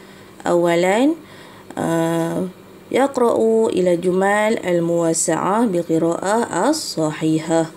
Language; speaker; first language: Arabic; non-native, fluent; Malay